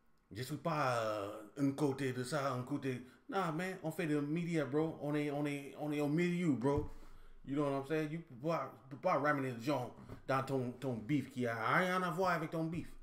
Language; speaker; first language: French; non-native, fluent; English